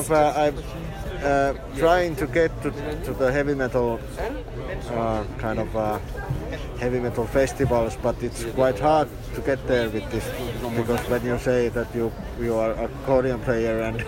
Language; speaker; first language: English; non-native, fluent; Finnish